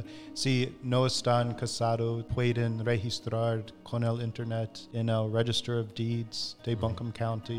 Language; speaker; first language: Spanish; non-native, fluent; English